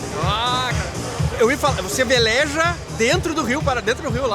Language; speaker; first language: Portuguese; native; Portuguese